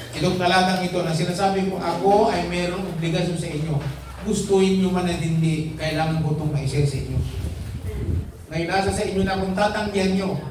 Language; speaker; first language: Filipino; non-native, local second language; Bikol